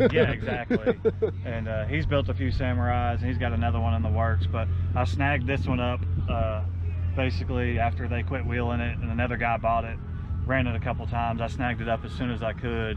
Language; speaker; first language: English; native; English